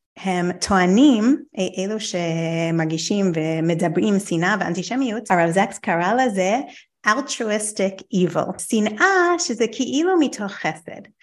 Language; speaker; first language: Hebrew; non-native, fluent; English